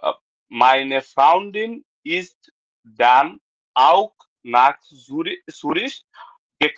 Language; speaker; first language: German; non-native, learner; Bangla